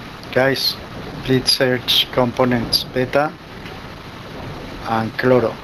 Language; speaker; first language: English; non-native, learner; Spanish